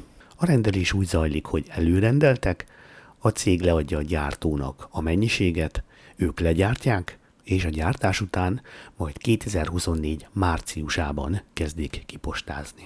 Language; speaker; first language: Hungarian; native; Hungarian